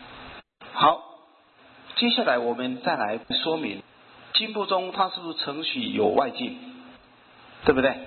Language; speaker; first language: Chinese; native; Chinese